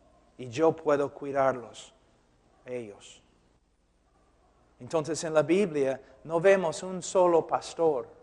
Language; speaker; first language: Spanish; non-native, fluent; English